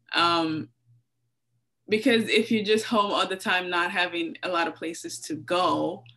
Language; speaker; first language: English; non-native, local second language; Yoruba